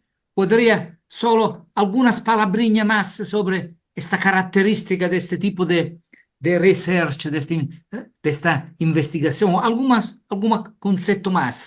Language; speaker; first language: Spanish; non-native, learner; Portuguese